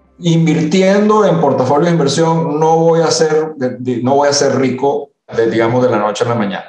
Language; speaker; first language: Spanish; early bilingual, other home language; Italian